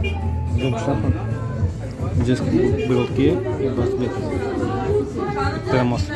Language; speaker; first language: Russian; non-native, local second language; Azerbaijani